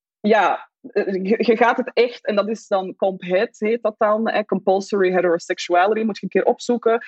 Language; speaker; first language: Dutch; native; Dutch